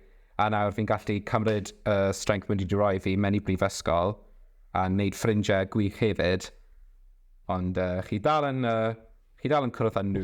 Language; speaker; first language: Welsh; non-native, local second language; English